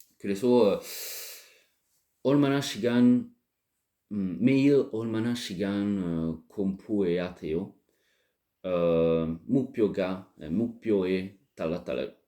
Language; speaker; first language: Korean; non-native, learner; French